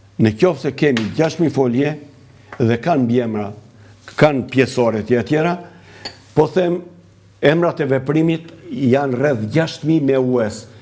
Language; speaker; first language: Albanian; native; Albanian